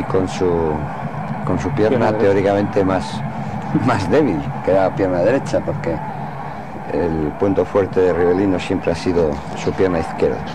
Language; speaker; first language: Spanish; native; Spanish